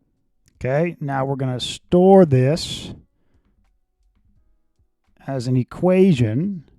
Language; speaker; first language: English; native; English